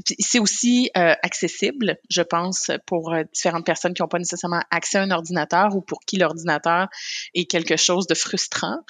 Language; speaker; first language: French; native; French